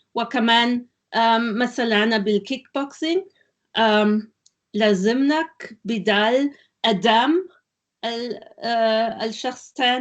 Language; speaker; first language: Arabic; non-native, learner; German